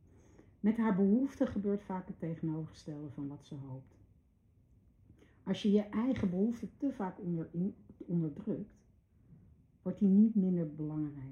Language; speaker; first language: Dutch; native; Dutch